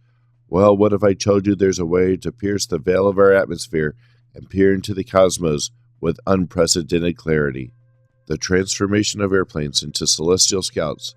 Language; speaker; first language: English; native; English